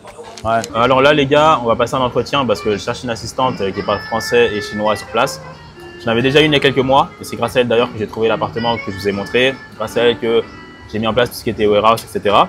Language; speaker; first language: French; native; French